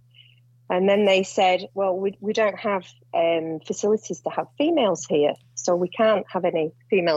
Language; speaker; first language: English; native; English